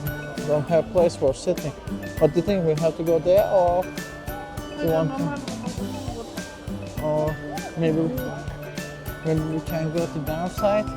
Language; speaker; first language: English; non-native, learner; Turkish